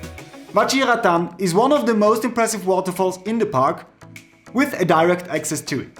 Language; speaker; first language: English; non-native, fluent; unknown